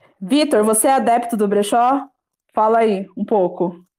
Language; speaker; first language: Portuguese; native; Portuguese